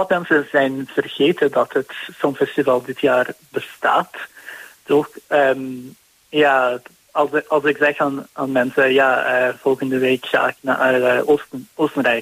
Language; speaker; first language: Dutch; non-native, fluent; English